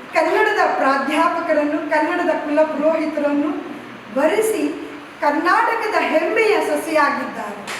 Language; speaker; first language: Kannada; native; Kannada